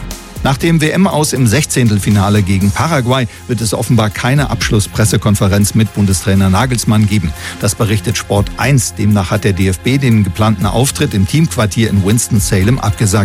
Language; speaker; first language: German; native; German